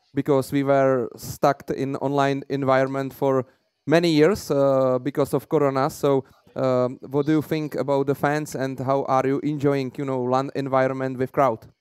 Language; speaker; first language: English; non-native, fluent; Czech